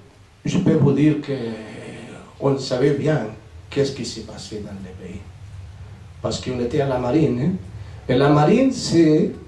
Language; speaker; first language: French; non-native, fluent; Spanish